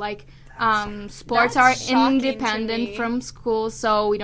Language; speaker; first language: English; non-native, fluent; Italian